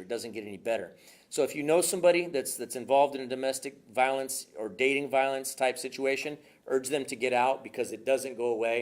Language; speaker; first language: English; native; English